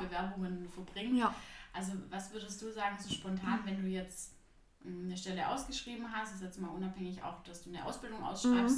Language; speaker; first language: German; native; German